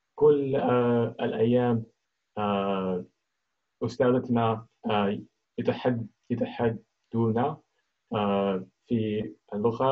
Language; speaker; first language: Arabic; non-native, learner; English